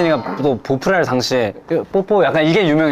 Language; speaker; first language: Korean; native; Korean